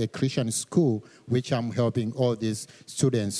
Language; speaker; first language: English; non-native, local second language; Nyanja